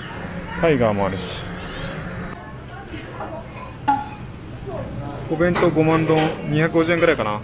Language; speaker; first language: Japanese; native; Japanese